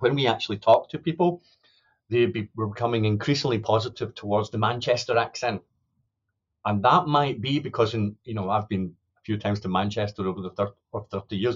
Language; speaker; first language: English; native; English